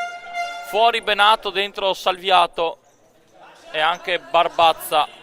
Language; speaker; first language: Italian; native; Italian